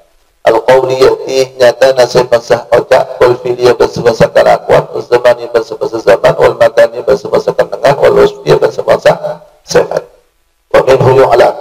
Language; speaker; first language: Arabic; non-native, local second language; Malay